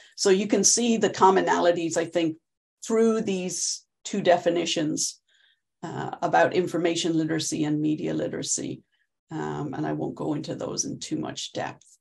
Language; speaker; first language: English; native; English